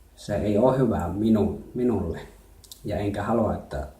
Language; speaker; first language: Finnish; non-native, fluent; Jarai